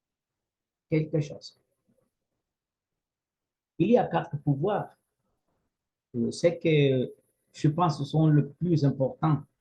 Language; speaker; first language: French; non-native, fluent; Spanish